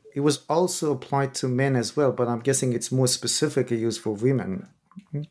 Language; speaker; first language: English; non-native, fluent; Persian